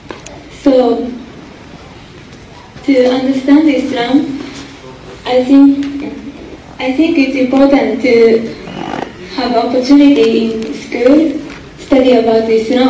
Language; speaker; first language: English; non-native, learner; Japanese